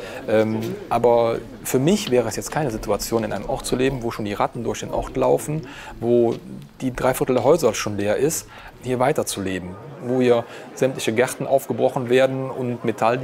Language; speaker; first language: German; native; German